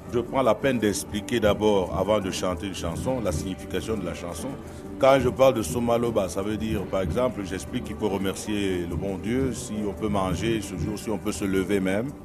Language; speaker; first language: French; non-native, local second language; Duala